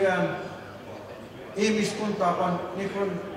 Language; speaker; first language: Finnish; non-native, fluent; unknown